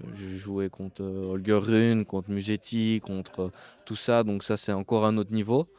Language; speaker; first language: French; native; French